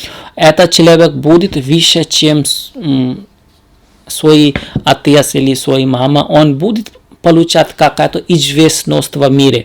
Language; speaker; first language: Russian; non-native, learner; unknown